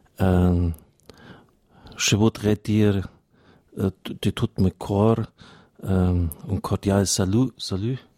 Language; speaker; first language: French; non-native, learner; German